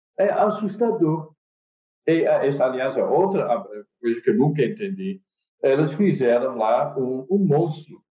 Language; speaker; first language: Portuguese; non-native, fluent; Dutch